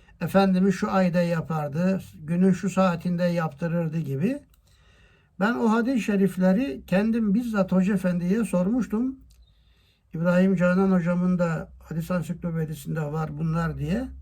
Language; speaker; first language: Turkish; native; Turkish